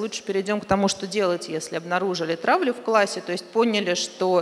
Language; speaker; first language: Russian; native; Russian